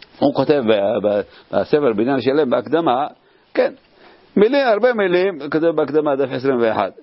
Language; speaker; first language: Hebrew; native; Hebrew